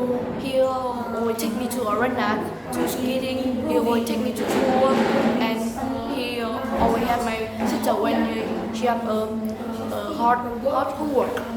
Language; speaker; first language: English; non-native, learner; Vietnamese